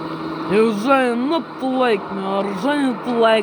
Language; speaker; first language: English; non-native, learner; Russian